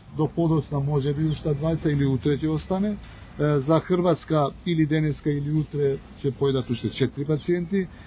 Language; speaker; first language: Macedonian; non-native, local second language; Albanian